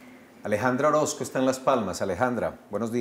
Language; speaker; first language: Spanish; native; Spanish